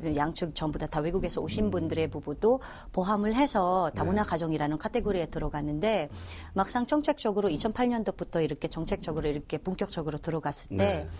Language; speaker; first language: Korean; non-native, fluent; Filipino